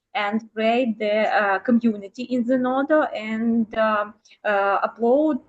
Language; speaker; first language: English; non-native, fluent; Ukrainian